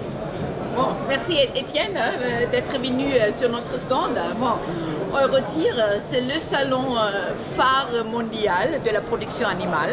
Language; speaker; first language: French; non-native, fluent; German